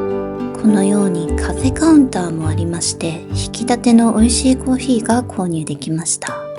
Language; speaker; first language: Japanese; native; Japanese